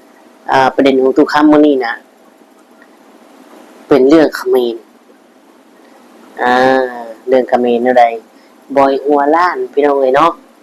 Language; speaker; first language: Thai; non-native, local second language; Lao